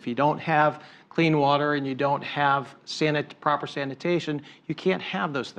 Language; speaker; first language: English; native; English